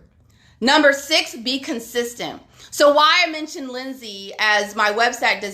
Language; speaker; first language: English; native; English